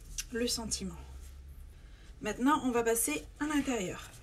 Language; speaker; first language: French; native; French